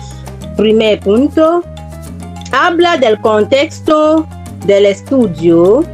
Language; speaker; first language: Spanish; non-native, fluent; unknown